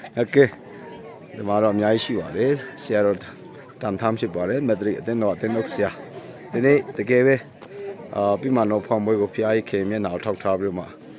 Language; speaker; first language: Burmese; non-native, local second language; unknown